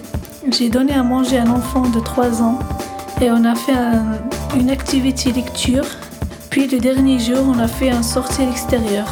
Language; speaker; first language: French; non-native, local second language; Arabic